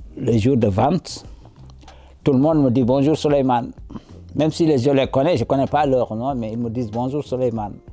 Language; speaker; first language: French; non-native, local second language; Wolof